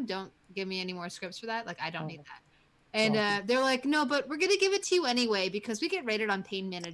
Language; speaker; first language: English; native; English